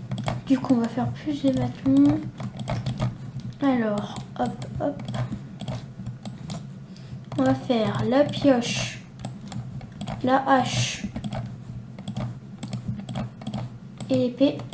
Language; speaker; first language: French; native; French